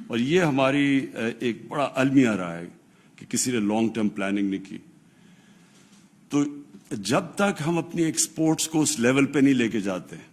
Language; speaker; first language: Urdu; native; Urdu